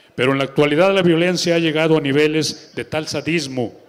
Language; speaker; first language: Spanish; native; Spanish